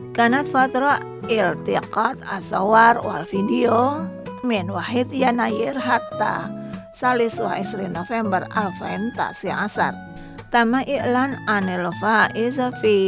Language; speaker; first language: Arabic; non-native, fluent; Indonesian